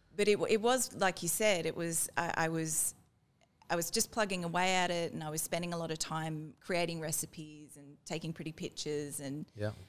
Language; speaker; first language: English; native; English